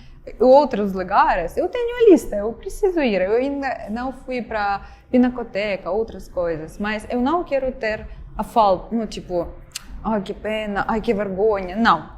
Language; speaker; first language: Portuguese; non-native, fluent; Ukrainian